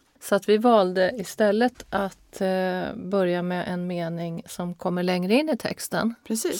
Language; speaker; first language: Swedish; native; Swedish